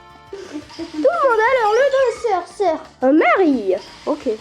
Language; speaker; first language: French; native; French